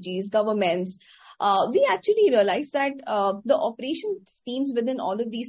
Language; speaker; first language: English; non-native, local second language; Hindi